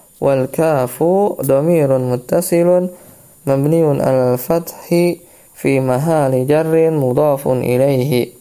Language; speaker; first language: Arabic; non-native, fluent; Indonesian